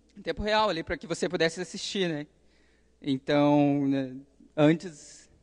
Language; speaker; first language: Portuguese; native; Portuguese